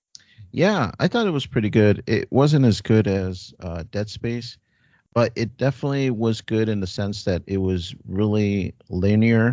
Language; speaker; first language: English; native; English